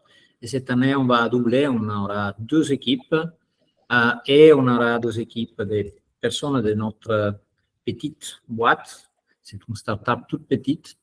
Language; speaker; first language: French; non-native, fluent; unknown